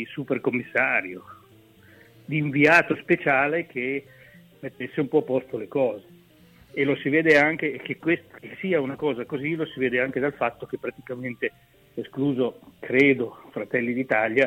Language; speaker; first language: Italian; native; Italian